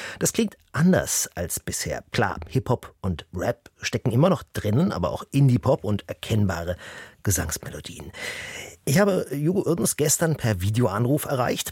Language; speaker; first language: German; native; German